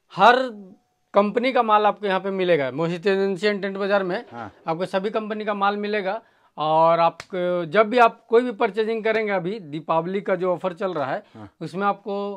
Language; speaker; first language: Hindi; native; Hindi